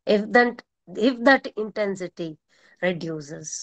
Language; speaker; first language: English; non-native, local second language; Kannada